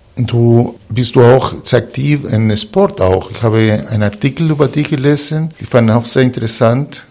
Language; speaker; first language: German; non-native, fluent; Spanish